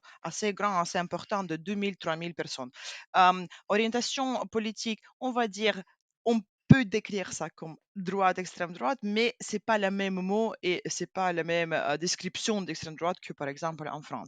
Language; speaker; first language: French; non-native, fluent; Ukrainian